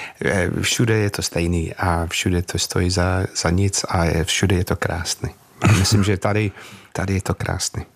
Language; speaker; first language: Czech; non-native, learner; English